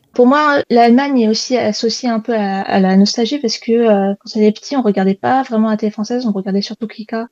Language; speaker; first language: French; native; French